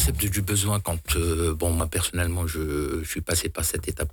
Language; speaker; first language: French; non-native, local second language; Arabic